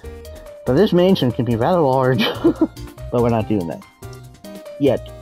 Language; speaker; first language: English; native; English